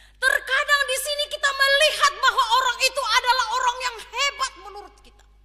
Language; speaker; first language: Indonesian; native; Indonesian